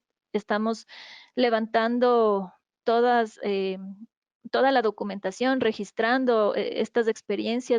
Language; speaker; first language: Spanish; native; Spanish